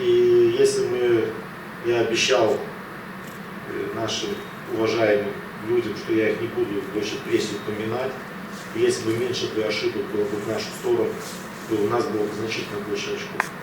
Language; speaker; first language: Russian; native; Russian